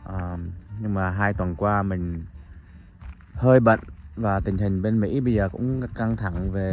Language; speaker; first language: Vietnamese; early bilingual, heritage; Vietnamese